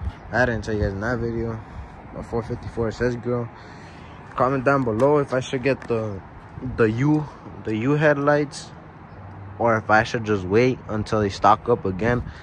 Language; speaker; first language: English; early bilingual, other home language; Spanish